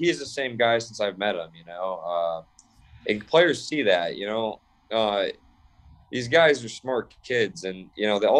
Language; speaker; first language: English; native; English